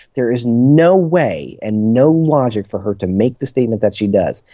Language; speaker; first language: English; native; English